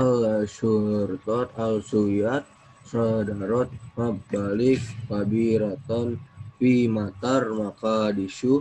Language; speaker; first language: Arabic; non-native, learner; Indonesian